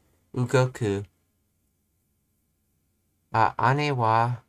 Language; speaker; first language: Japanese; non-native, learner; English